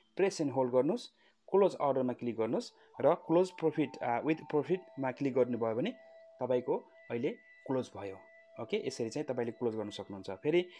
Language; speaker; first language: Nepali; native; Nepali